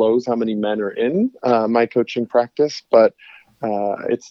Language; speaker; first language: English; native; English